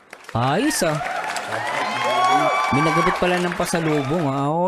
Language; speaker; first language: Filipino; native; Filipino